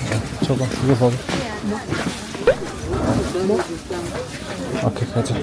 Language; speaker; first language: Korean; non-native, learner; Mongolian